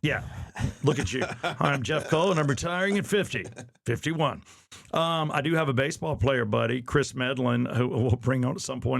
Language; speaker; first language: English; native; English